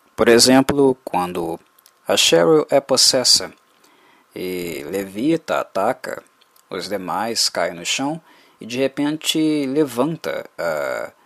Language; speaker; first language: Portuguese; native; Portuguese